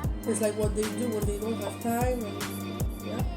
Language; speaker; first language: English; non-native, fluent; French